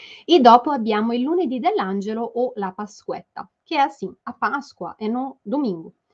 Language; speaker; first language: Italian; native; Italian